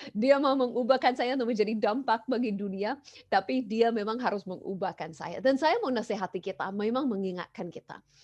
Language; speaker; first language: Indonesian; non-native, fluent; English